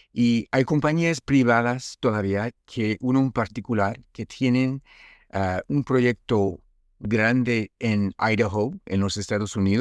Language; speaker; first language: Spanish; non-native, fluent; French